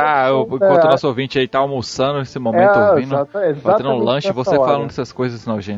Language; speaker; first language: Portuguese; native; Portuguese